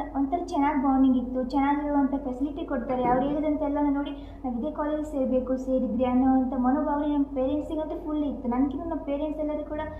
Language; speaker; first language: Kannada; native; Kannada